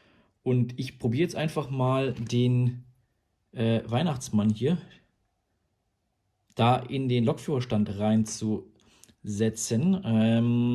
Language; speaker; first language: German; native; German